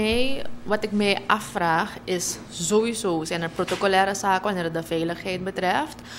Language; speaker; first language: Dutch; native; Dutch